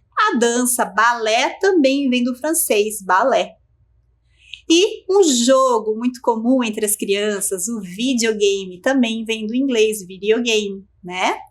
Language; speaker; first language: Portuguese; native; Portuguese